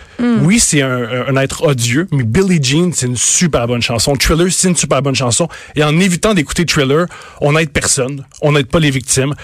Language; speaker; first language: French; native; French